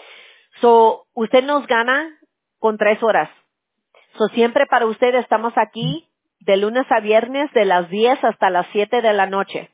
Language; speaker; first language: Spanish; early bilingual, heritage; English